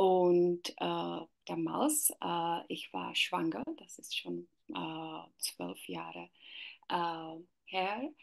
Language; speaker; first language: German; non-native, learner; Czech